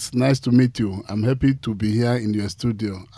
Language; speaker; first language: English; non-native, local second language; Igbo